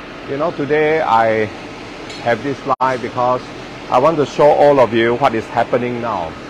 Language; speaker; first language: English; non-native, local second language; Chinese